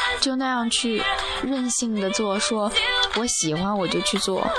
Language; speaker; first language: Chinese; native; Chinese